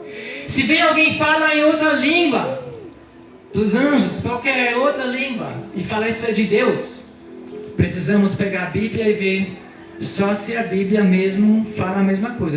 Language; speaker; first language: Portuguese; non-native, fluent; German